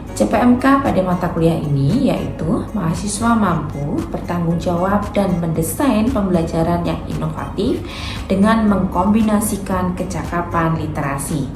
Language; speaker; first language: Indonesian; native; Indonesian